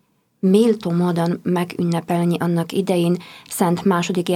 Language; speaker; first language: Hungarian; non-native, fluent; Polish